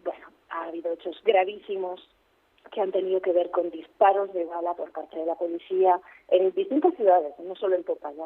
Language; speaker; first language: Spanish; native; Spanish